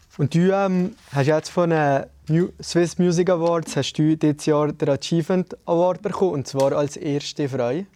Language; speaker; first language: German; native; German